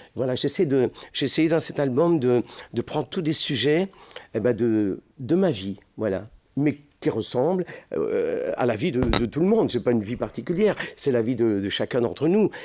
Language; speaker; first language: French; early bilingual, other home language; Italian